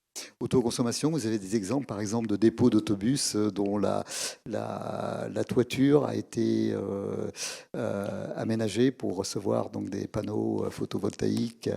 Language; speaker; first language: French; native; French